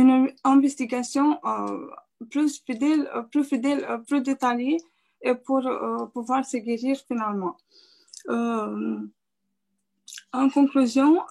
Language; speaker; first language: French; non-native, fluent; Romanian